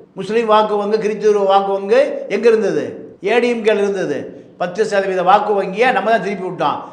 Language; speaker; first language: Tamil; native; Tamil